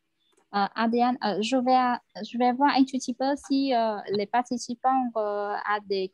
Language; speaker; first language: French; non-native, fluent; Vietnamese